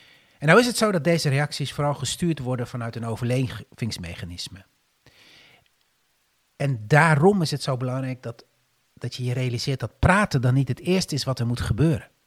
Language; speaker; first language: Dutch; native; Dutch